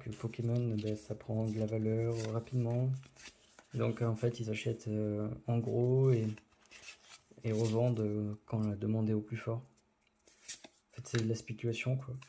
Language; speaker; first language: French; native; French